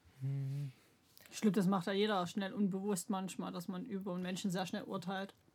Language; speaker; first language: German; native; German